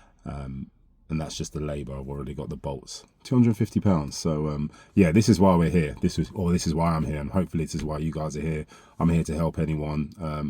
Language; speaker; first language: English; native; English